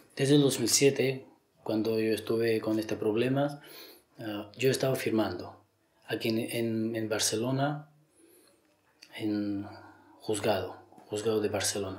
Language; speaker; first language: Spanish; non-native, learner; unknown